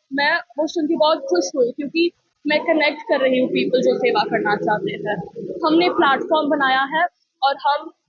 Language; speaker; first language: Hindi; non-native, local second language; Gujarati